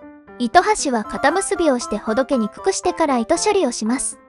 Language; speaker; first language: Japanese; native; Japanese